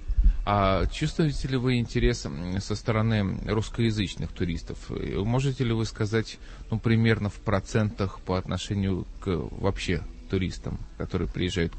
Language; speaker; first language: Russian; native; Russian